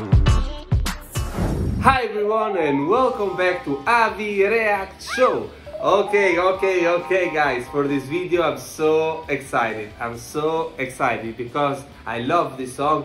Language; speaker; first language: English; non-native, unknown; Italian